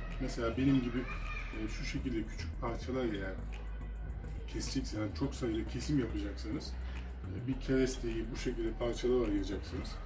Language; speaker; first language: Turkish; native; Turkish